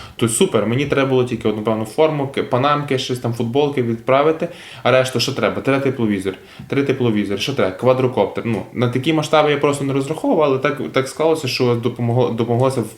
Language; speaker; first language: Ukrainian; native; Ukrainian